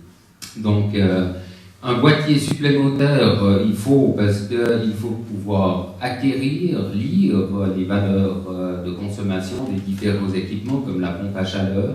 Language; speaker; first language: French; native; French